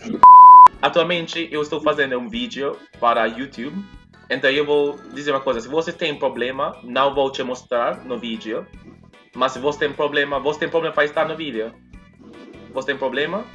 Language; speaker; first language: Portuguese; non-native, fluent; English